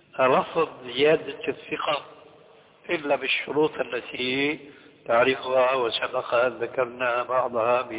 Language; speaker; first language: Arabic; early bilingual, other home language; Albanian